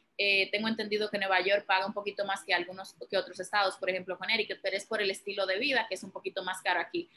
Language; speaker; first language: Spanish; native; Spanish